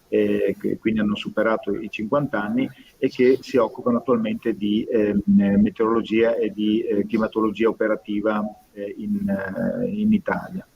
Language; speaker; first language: Italian; native; Italian